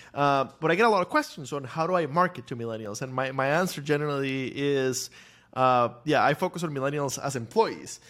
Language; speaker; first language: English; non-native, fluent; Spanish